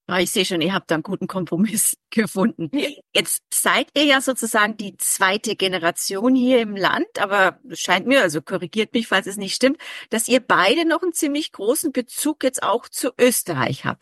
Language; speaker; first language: German; native; German